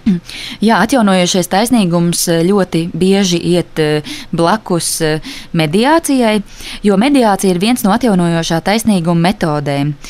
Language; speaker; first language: Latvian; native; Latvian